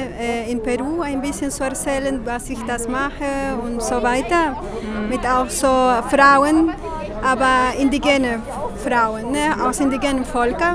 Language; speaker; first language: German; non-native, fluent; Spanish